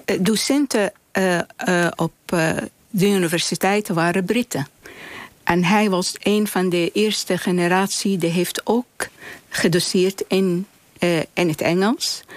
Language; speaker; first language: Dutch; non-native, fluent; Arabic